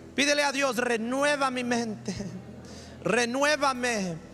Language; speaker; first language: Spanish; early bilingual, heritage; Spanish